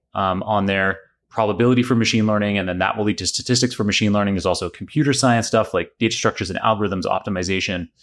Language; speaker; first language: English; native; English